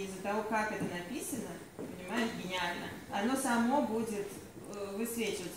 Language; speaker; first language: Russian; native; Russian